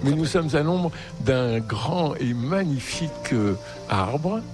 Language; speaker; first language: French; native; French